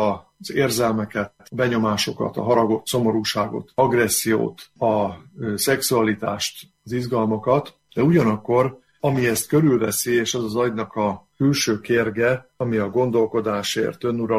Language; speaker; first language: Hungarian; native; Hungarian